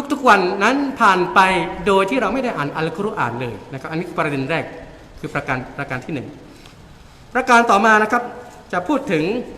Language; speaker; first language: Thai; non-native, local second language; Malay